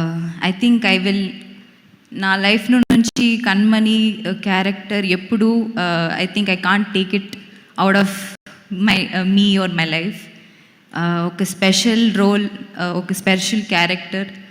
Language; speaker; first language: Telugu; non-native, local second language; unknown